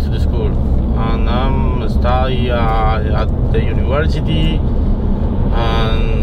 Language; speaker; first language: English; non-native, learner; Spanish